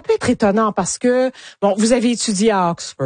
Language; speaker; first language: French; native; French